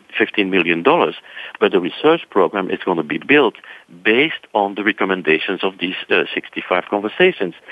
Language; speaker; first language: English; non-native, fluent; French